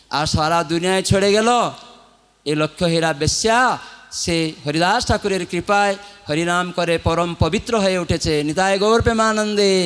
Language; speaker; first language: Bangla; non-native, fluent; Odia